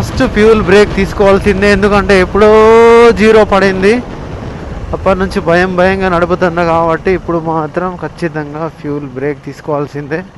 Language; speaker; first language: Telugu; native; Telugu